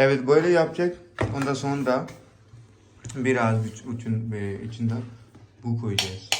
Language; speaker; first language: Turkish; non-native, learner; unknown